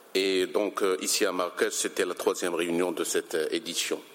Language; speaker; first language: French; non-native, local second language; Arabic